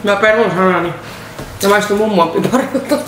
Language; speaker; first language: Finnish; native; Finnish